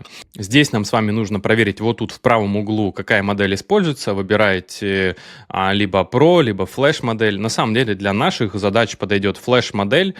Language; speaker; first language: Russian; native; Russian